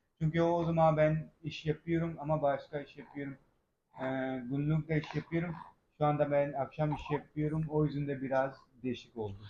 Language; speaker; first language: Turkish; non-native, learner; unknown